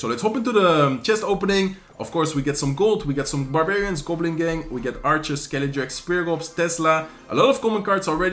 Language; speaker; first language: English; non-native, fluent; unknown